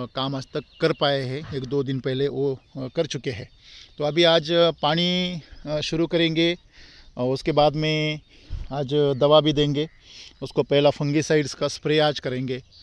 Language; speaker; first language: Hindi; non-native, local second language; Marathi